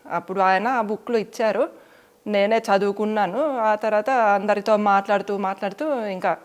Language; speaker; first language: Telugu; non-native, fluent; Finnish